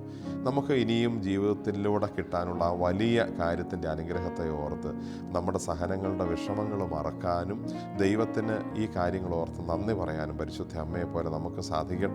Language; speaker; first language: Malayalam; native; Malayalam